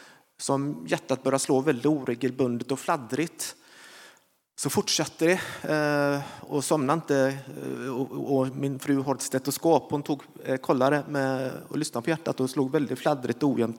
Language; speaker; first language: Swedish; native; Swedish